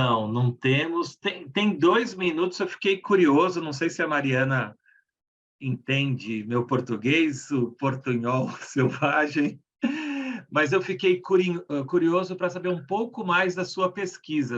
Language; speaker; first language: Portuguese; non-native, fluent; Spanish